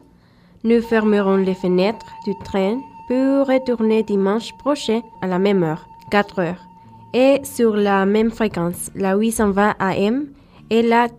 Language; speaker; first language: French; non-native, fluent; Spanish